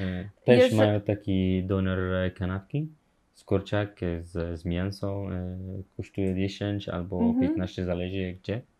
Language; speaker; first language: Polish; non-native, learner; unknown